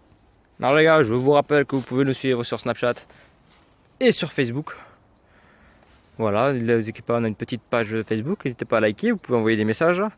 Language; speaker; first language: French; native; French